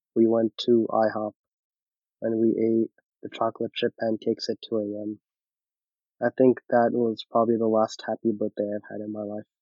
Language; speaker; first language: English; early bilingual, other home language; Hindi